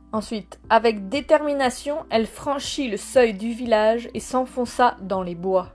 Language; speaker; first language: French; native; French